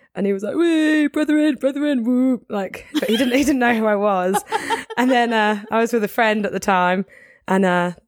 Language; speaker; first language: English; native; English